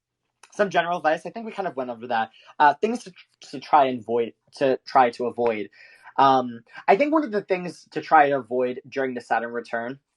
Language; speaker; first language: English; native; English